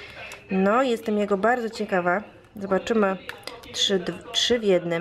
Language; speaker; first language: Polish; native; Polish